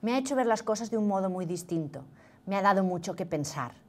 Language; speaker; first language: Spanish; non-native, local second language; Catalan